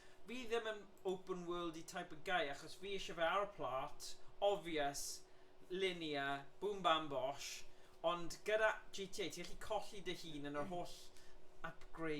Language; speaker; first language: Welsh; native; Welsh